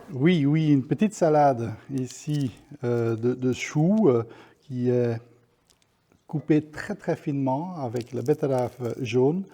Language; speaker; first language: French; non-native, local second language; Dutch